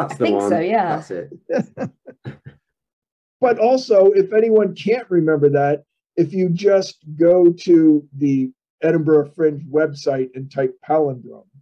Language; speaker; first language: English; native; English